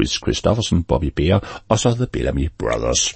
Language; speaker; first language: Danish; native; Danish